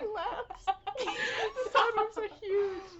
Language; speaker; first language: English; native; English